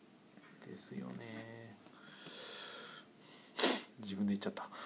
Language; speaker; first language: Japanese; native; Japanese